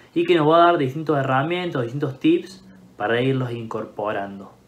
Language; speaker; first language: Spanish; native; Spanish